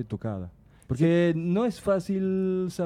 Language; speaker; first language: Spanish; non-native, fluent; French